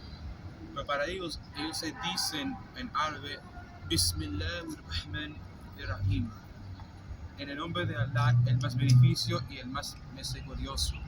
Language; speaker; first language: Spanish; non-native, fluent; English